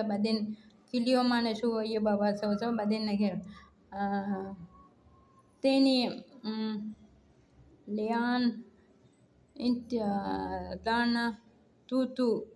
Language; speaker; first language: Arabic; non-native, learner; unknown